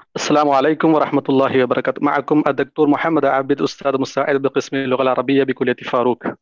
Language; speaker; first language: Arabic; non-native, fluent; Indonesian